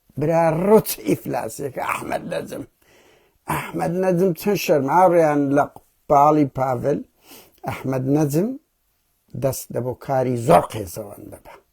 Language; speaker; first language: Central Kurdish; early bilingual, heritage; Central Kurdish